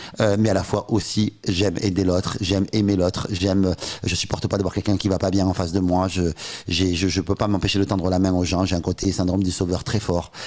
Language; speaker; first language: French; native; French